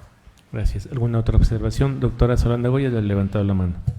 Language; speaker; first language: Spanish; native; Spanish